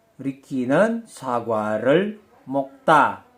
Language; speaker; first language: Korean; non-native, fluent; Indonesian